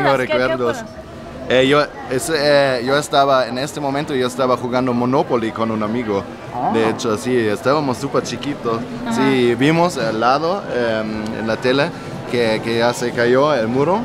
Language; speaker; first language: Spanish; non-native, fluent; German